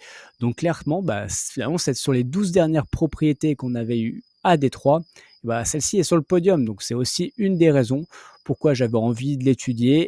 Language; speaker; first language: French; native; French